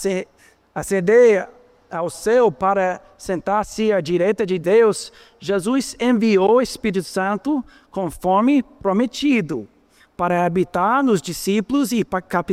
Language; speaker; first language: Portuguese; non-native, fluent; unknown